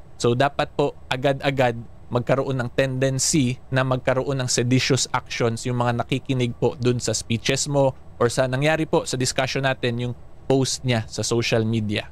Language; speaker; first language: Filipino; non-native, local second language; Cebuano